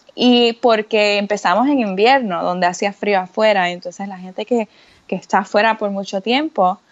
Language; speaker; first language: Spanish; native; Spanish